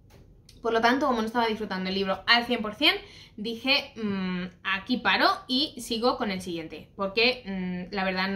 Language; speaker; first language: Spanish; native; Spanish